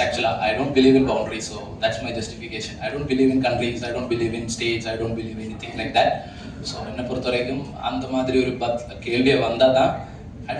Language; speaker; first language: Tamil; non-native, fluent; Malayalam